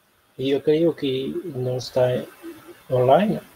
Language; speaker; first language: Spanish; non-native, learner; Portuguese